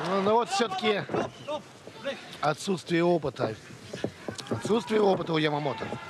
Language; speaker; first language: Russian; native; Russian